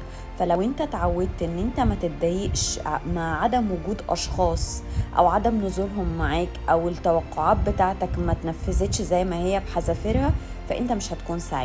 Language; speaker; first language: Arabic; native; Arabic